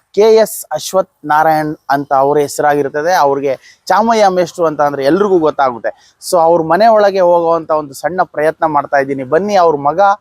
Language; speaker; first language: Kannada; non-native, local second language; Urdu